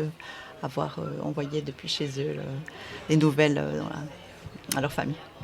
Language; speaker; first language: French; native; French